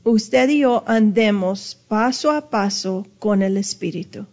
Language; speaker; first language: Spanish; early bilingual, heritage; Spanish